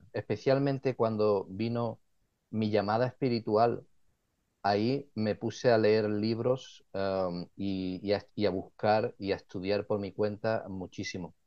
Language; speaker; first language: Spanish; native; Spanish